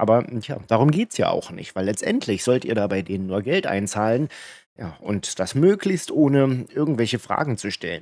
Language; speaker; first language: German; native; German